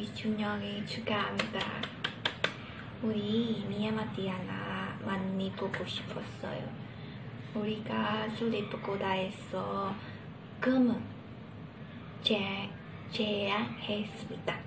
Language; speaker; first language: Korean; non-native, learner; Burmese